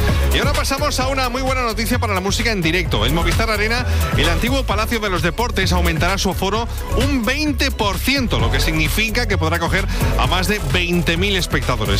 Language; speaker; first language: Spanish; native; Spanish